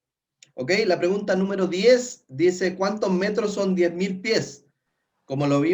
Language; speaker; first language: Spanish; native; Spanish